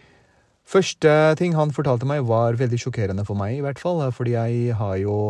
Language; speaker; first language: Norwegian; early bilingual, other home language; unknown